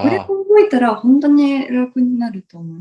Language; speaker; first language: Japanese; non-native, fluent; Russian